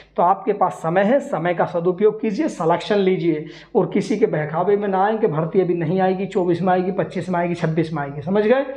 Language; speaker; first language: Hindi; native; Hindi